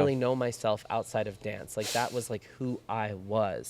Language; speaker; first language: English; native; English